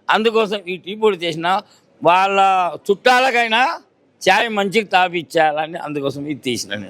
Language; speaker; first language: Telugu; native; Telugu